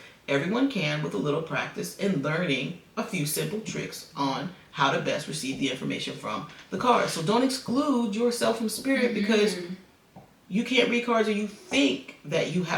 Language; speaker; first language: English; native; English